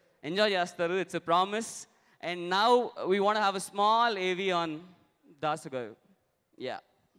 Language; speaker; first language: English; non-native, local second language; Telugu